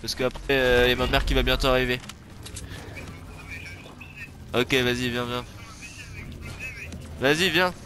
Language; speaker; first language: French; native; French